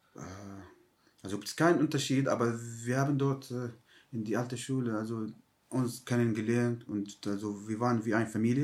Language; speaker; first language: German; non-native, learner; Arabic